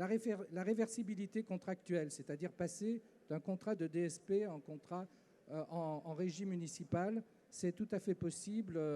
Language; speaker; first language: French; native; French